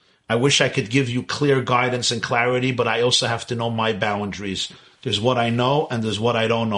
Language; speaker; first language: English; native; English